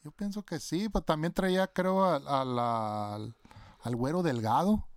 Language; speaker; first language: Spanish; early bilingual, other home language; English